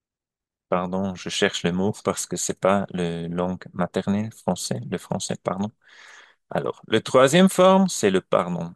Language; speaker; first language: French; non-native, learner; German